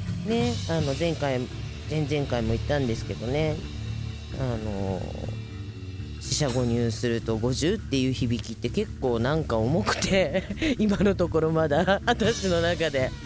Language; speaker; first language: Japanese; native; Japanese